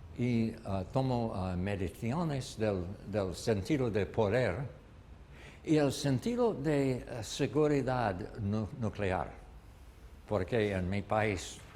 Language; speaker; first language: Spanish; non-native, learner; English